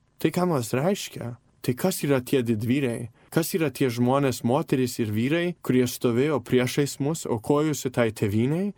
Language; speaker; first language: Lithuanian; early bilingual, heritage; Lithuanian